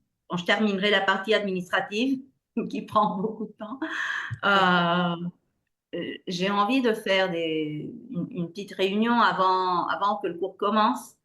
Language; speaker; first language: French; non-native, fluent; Spanish